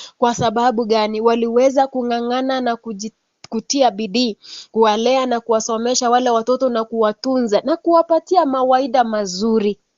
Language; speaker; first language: Swahili; non-native, local second language; Kalenjin